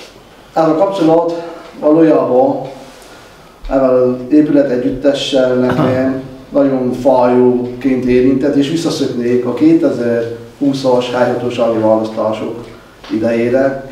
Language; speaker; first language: Hungarian; native; Hungarian